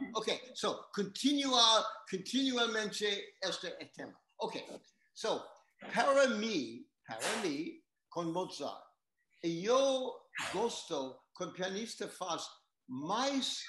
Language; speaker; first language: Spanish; non-native, learner; English